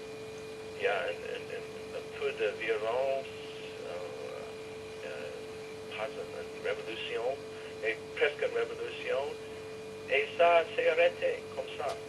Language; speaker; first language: French; non-native, fluent; English